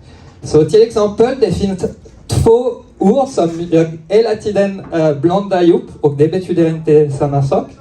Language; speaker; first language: Swedish; non-native, learner; French